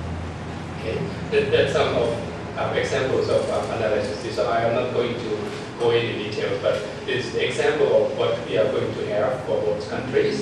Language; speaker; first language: English; non-native, fluent; Thai